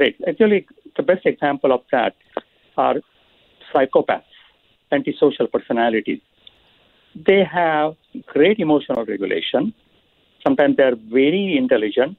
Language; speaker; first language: English; non-native, local second language; Marathi